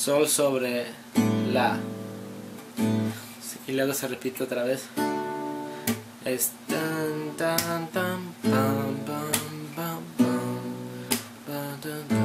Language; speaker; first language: Spanish; early bilingual, heritage; Spanish